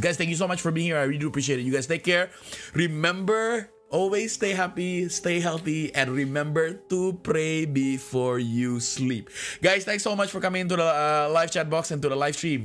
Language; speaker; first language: English; non-native, fluent; Indonesian